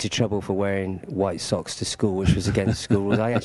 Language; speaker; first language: English; native; English